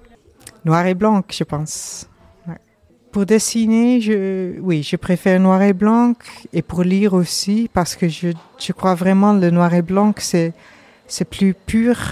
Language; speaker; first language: French; non-native, learner; Dutch